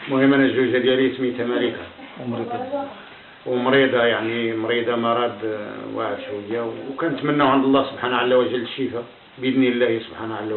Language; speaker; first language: Arabic; native; Arabic